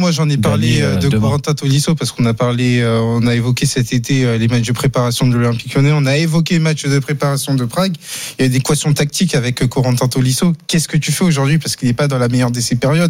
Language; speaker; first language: French; native; French